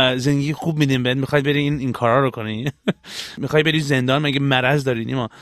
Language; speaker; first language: Persian; early bilingual, heritage; Persian